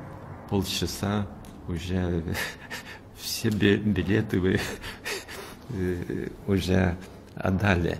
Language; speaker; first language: Russian; non-native, fluent; Lithuanian